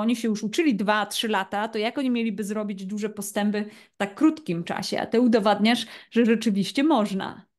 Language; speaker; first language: Polish; native; Polish